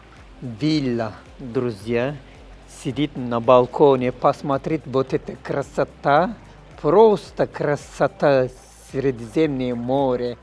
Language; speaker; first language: Russian; non-native, learner; Turkish